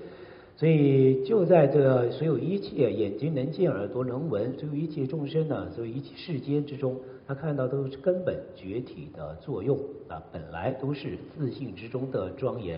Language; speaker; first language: Chinese; native; Chinese